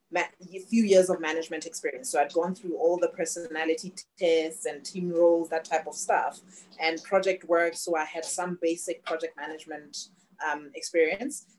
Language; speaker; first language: English; non-native, local second language; Tswana